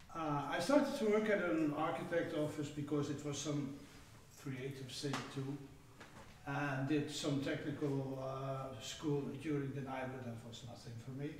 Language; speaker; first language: English; non-native, fluent; Dutch